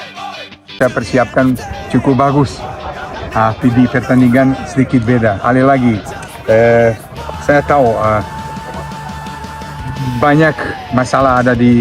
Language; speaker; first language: Indonesian; non-native, learner; Serbian